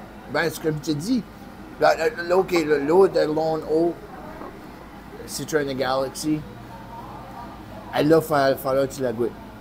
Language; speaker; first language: French; native; French